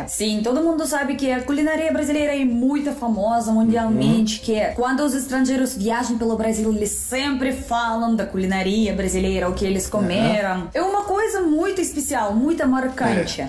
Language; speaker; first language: Portuguese; non-native, fluent; Russian